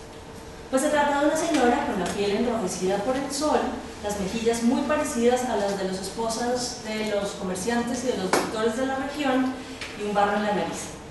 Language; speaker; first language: Spanish; native; Spanish